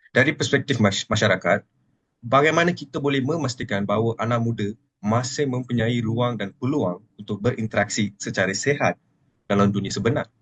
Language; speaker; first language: Malay; non-native, local second language; Telugu